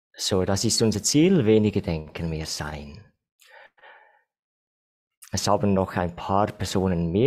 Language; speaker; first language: German; non-native, fluent; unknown